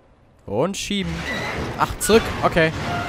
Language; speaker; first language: German; native; German